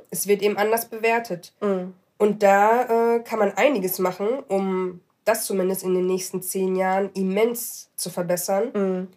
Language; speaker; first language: German; early bilingual, other home language; Arabic